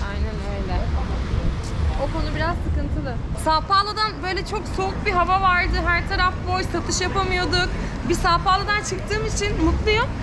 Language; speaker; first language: Turkish; native; Turkish